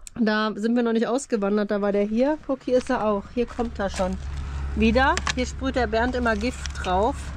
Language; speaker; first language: German; native; German